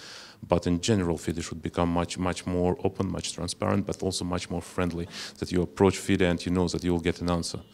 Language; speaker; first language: English; non-native, fluent; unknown